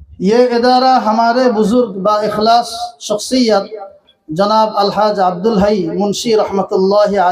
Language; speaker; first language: Urdu; non-native, fluent; Bangla